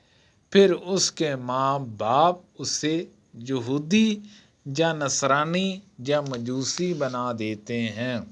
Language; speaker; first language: Urdu; native; Urdu